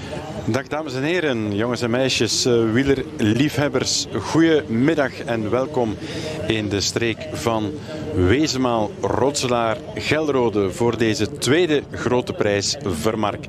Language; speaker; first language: Dutch; native; Dutch